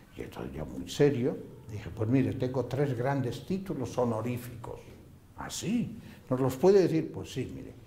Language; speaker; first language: Spanish; native; Spanish